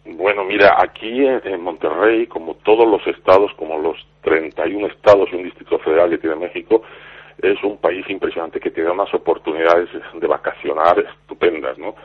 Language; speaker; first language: Spanish; native; Spanish